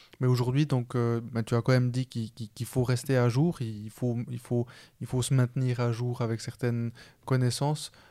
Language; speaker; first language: French; early bilingual, other home language; Spanish